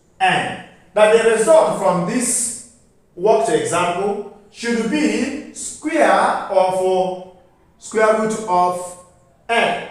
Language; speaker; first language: English; non-native, local second language; Igbo